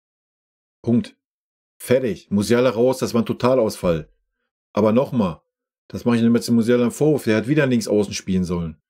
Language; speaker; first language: German; native; German